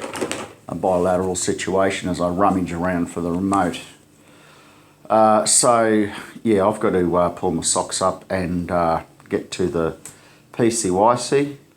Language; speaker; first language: English; native; English